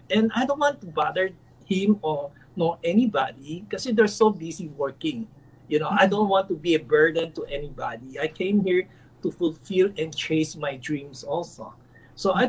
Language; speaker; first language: English; non-native, local second language; Filipino